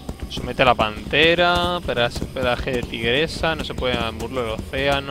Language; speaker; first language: Spanish; native; Spanish